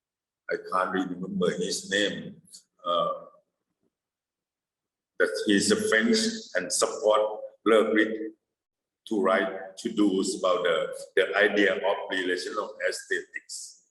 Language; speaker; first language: English; non-native, fluent; Thai